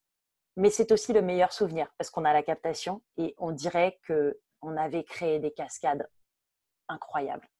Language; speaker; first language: French; native; French